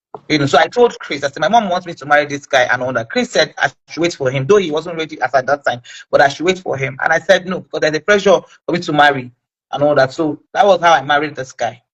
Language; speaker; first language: English; non-native, local second language; Igbo